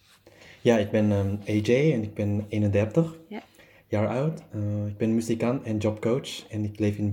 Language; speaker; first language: Dutch; non-native, learner; German